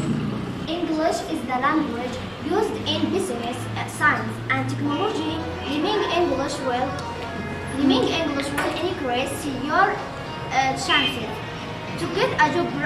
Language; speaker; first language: English; non-native, learner; Arabic